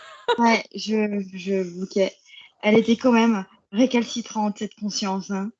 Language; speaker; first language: French; native; French